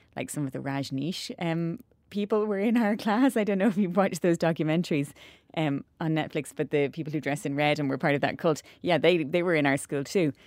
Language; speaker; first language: English; native; English